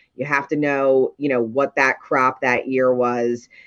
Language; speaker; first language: English; native; English